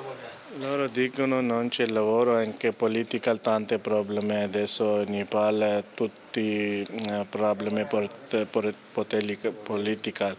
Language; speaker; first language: Italian; non-native, learner; Nepali